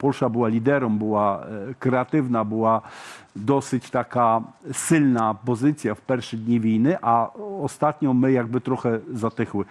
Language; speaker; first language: Polish; non-native, learner; Ukrainian